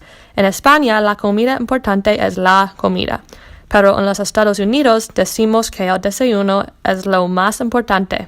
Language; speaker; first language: Spanish; non-native, learner; English